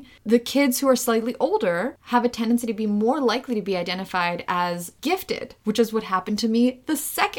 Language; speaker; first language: English; early bilingual, other home language; Russian